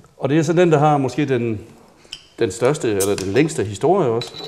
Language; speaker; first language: Danish; native; Danish